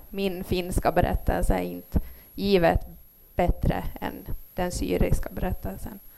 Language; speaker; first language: Swedish; native; Swedish